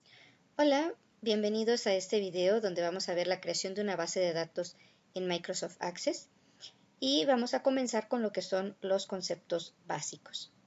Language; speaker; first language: Spanish; native; Spanish